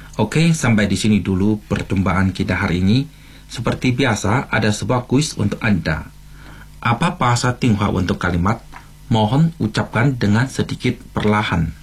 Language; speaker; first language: Malay; non-native, fluent; Chinese